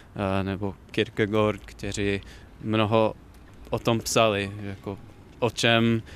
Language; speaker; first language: Czech; non-native, fluent; English